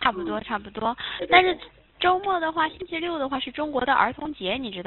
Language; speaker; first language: Chinese; native; Chinese